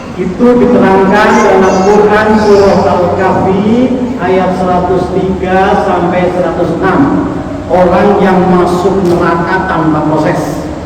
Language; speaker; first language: Indonesian; non-native, local second language; Javanese